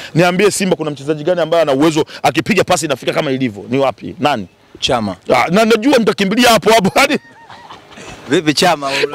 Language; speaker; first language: Swahili; native; Swahili